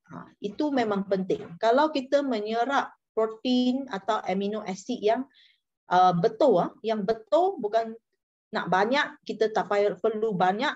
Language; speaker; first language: Malay; non-native, local second language; Chinese